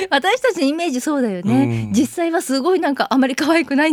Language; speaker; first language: Japanese; native; Japanese